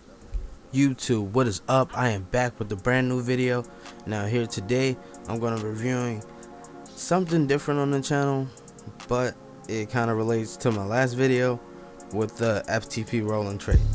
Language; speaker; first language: English; native; English